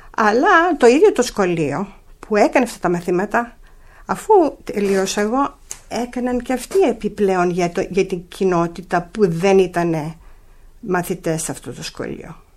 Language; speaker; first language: Greek; early bilingual, heritage; Greek